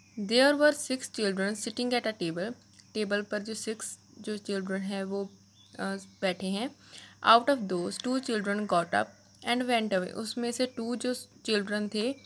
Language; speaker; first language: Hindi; non-native, local second language; Punjabi